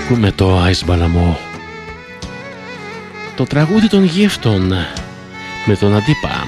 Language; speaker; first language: Greek; native; Greek